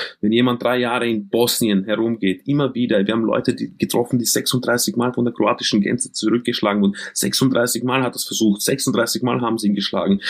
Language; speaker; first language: German; early bilingual, other home language; Croatian